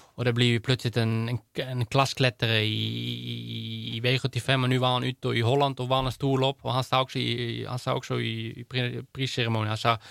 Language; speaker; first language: Swedish; non-native, fluent; Dutch